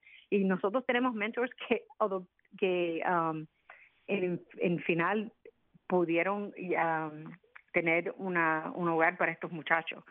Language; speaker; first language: Spanish; early bilingual, other home language; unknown